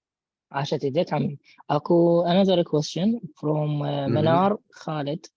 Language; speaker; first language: Arabic; native; Arabic